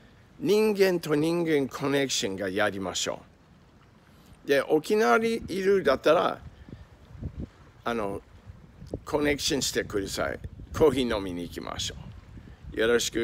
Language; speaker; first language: Japanese; non-native, learner; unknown